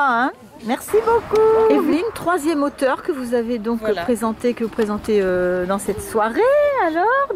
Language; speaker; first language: French; native; French